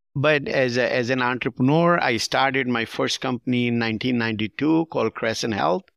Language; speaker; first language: English; non-native, local second language; Urdu